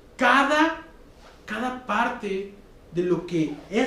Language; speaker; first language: Spanish; native; Spanish